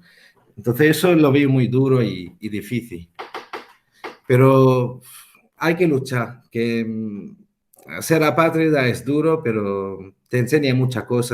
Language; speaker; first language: Spanish; non-native, fluent; Arabic